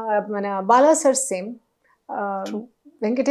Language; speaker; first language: Telugu; non-native, local second language; Hindi